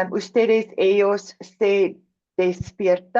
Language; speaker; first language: Spanish; non-native, learner; English